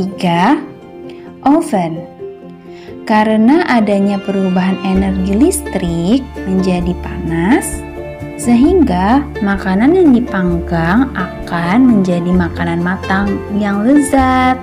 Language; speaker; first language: Indonesian; native; Indonesian